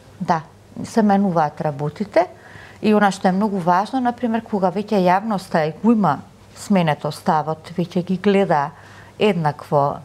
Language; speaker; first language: Macedonian; native; Macedonian